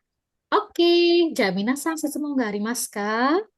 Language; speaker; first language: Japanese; non-native, fluent; Indonesian